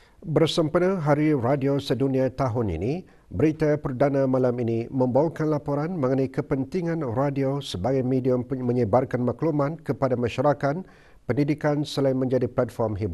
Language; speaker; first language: Malay; native; Malay